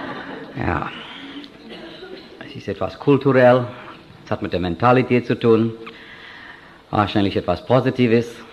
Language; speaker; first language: German; non-native, fluent; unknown